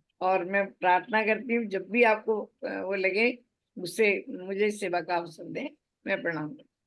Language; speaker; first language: Hindi; native; Hindi